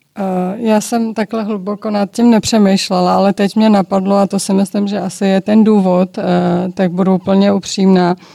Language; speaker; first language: Czech; early bilingual, other home language; Georgian